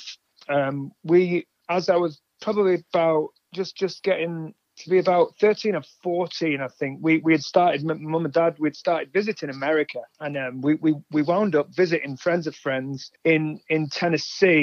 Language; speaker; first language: English; native; English